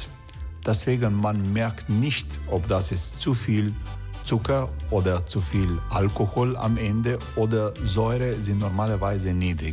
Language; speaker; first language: German; non-native, fluent; Croatian